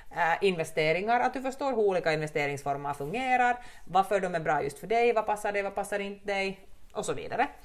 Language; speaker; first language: Swedish; native; Swedish